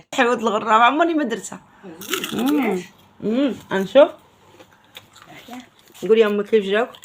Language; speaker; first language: Arabic; native; Arabic